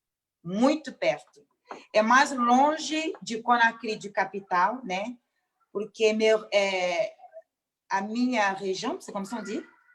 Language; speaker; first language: Portuguese; non-native, local second language; Mandingo